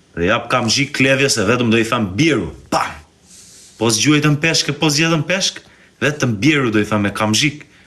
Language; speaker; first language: Albanian; early bilingual, heritage; Albanian